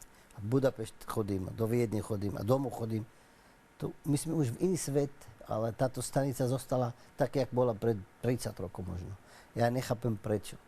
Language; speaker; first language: Slovak; non-native, learner; Arabic